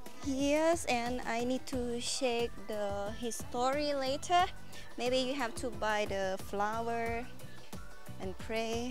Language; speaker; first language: English; non-native, learner; Thai